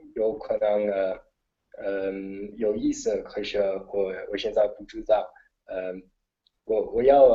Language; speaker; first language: Chinese; non-native, learner; Italian